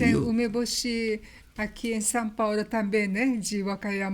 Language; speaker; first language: Portuguese; non-native, learner; Japanese